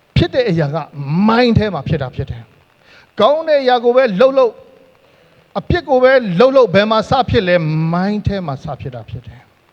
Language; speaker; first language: Burmese; non-native, local second language; Hakha Chin